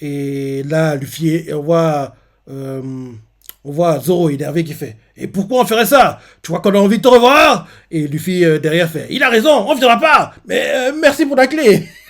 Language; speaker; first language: French; native; French